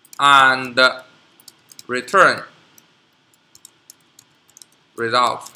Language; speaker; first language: English; non-native, learner; Chinese